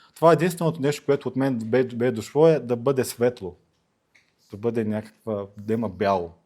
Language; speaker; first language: Bulgarian; native; Bulgarian